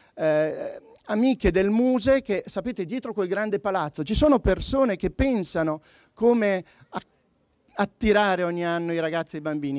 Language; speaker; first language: Italian; native; Italian